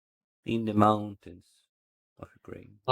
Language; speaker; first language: English; non-native, learner; Ukrainian